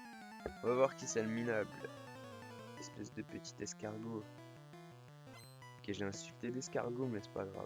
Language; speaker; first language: French; native; French